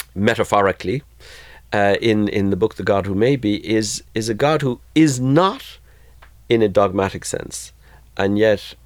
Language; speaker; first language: English; native; English